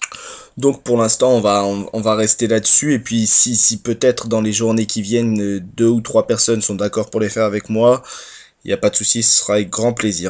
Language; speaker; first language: French; native; French